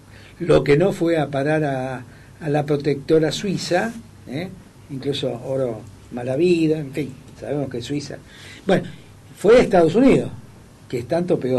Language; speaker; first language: Spanish; native; Spanish